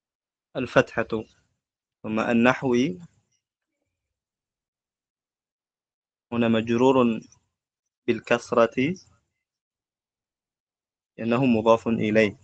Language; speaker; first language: Arabic; non-native, fluent; Indonesian